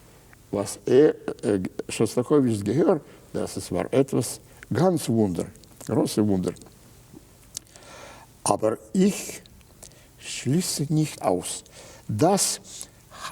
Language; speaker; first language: German; non-native, fluent; Russian